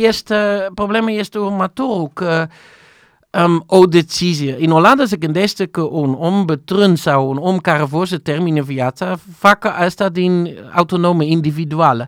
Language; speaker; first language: Romanian; non-native, learner; Dutch